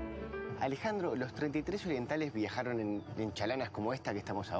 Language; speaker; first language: Spanish; native; Spanish